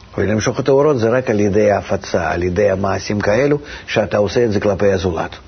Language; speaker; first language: Hebrew; non-native, fluent; Russian